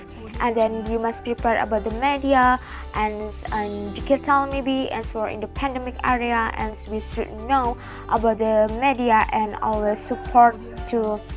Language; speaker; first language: English; non-native, learner; Indonesian